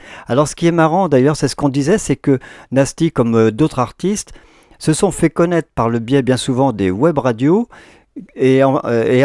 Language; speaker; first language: French; native; French